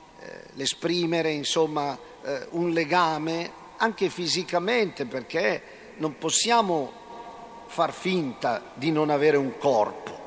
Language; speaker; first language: Italian; native; Italian